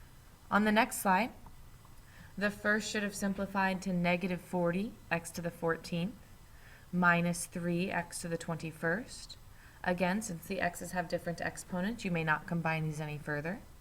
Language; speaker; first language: English; native; English